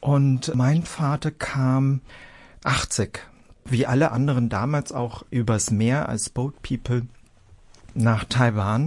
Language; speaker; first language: German; early bilingual, other home language; Vietnamese